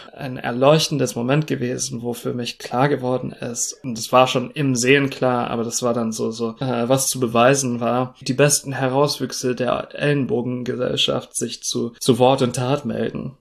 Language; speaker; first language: German; non-native, fluent; English